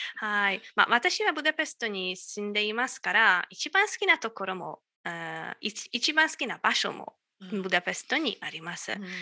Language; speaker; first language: Japanese; non-native, learner; Hungarian